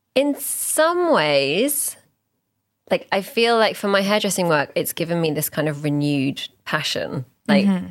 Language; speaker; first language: English; native; English